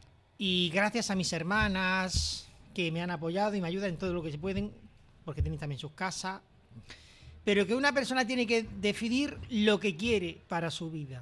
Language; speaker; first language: Spanish; native; Spanish